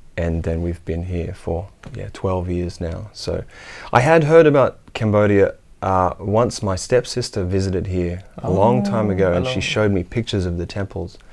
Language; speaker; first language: English; native; English